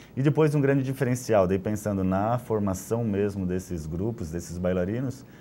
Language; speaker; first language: Portuguese; native; Portuguese